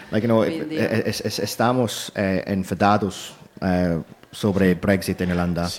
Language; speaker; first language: Spanish; non-native, learner; English